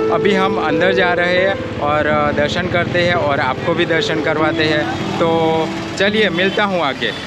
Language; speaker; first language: Hindi; non-native, local second language; Gujarati